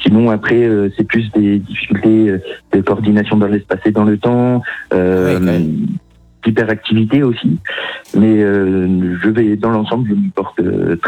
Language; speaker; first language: French; native; French